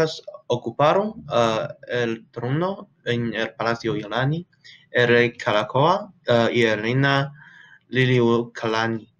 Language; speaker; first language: Spanish; non-native, learner; English